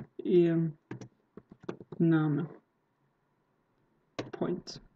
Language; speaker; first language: German; non-native, learner; Persian